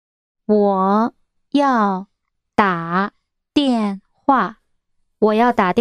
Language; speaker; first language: Chinese; non-native, learner; English